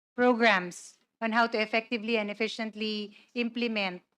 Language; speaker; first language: English; non-native, local second language; Cebuano